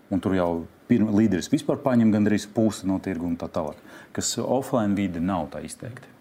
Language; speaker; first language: Latvian; non-native, local second language; Russian